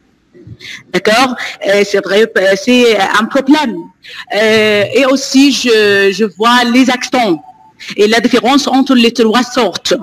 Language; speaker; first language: French; non-native, fluent; Arabic